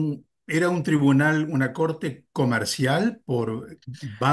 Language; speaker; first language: Spanish; native; Spanish